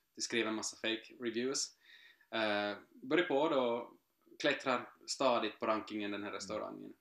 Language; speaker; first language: Swedish; native; Swedish